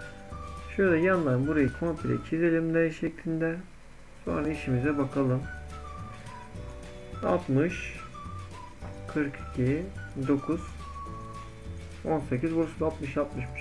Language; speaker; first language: Turkish; native; Turkish